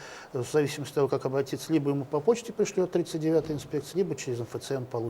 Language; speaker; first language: Russian; native; Russian